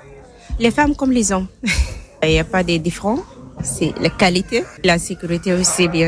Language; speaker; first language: French; non-native, learner; Arabic